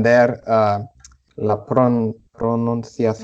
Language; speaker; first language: Spanish; non-native, learner; German